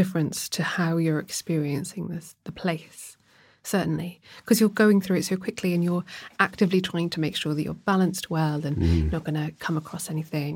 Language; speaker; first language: English; native; English